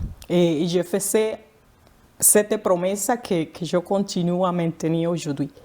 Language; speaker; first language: French; non-native, fluent; Spanish